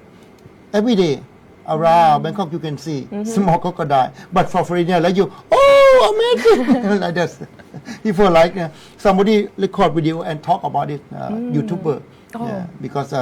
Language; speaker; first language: English; non-native, learner; Thai